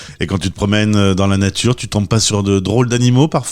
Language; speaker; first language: French; native; French